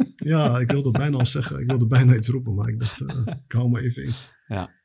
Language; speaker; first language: Dutch; native; Dutch